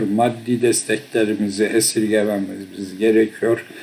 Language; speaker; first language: Turkish; early bilingual, heritage; Turkish